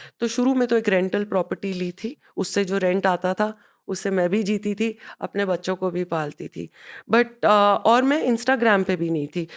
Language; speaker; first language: Hindi; non-native, local second language; Punjabi